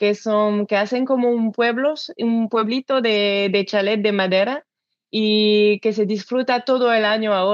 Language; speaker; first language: Spanish; non-native, learner; French